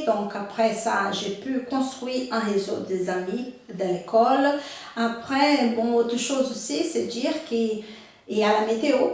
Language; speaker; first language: French; non-native, fluent; Portuguese